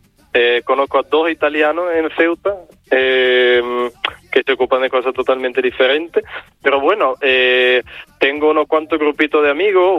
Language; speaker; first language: Spanish; non-native, fluent; Italian